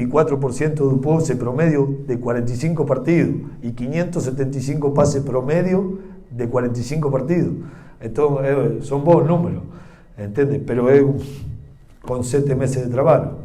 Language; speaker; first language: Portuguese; non-native, learner; Spanish